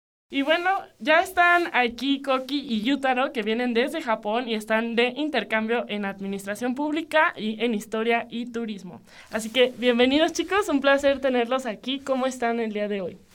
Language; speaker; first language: Spanish; native; Spanish